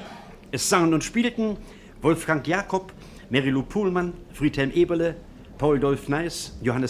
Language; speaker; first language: German; native; German